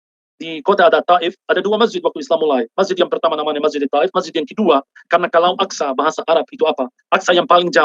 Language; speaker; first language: Indonesian; non-native, fluent; Arabic